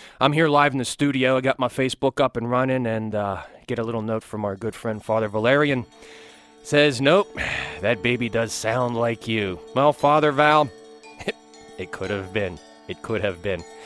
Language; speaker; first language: English; native; English